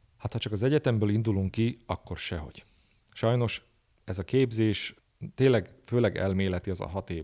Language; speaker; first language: Hungarian; native; Hungarian